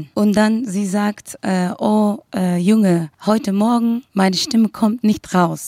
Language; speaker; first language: German; non-native, learner; Kurdish